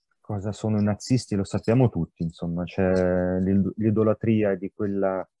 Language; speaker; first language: Italian; non-native, fluent; Ukrainian